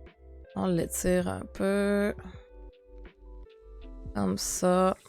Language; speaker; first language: French; native; French